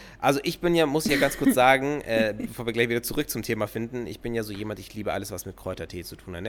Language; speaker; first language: German; early bilingual, other home language; Greek